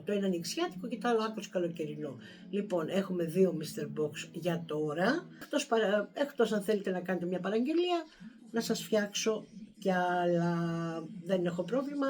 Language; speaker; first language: Greek; native; Greek